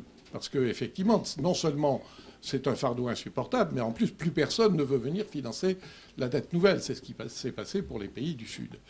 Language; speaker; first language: French; native; French